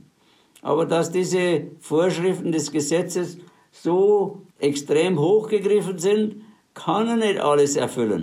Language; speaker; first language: German; native; German